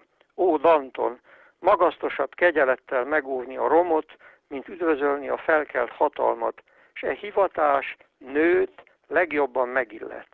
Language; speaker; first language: Hungarian; native; Hungarian